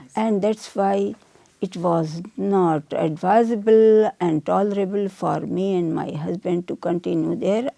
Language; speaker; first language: English; non-native, local second language; Urdu